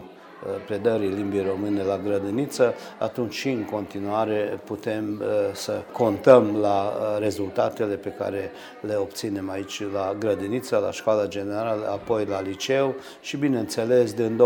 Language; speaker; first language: Romanian; early bilingual, heritage; Romanian